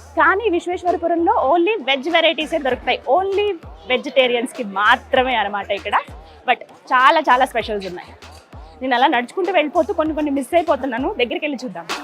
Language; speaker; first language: Telugu; native; Telugu